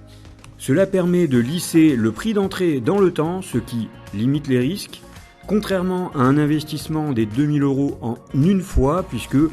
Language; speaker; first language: French; native; French